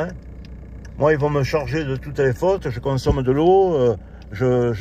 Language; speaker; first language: French; native; French